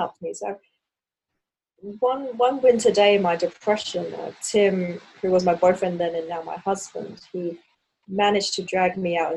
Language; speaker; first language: English; non-native, local second language; Cantonese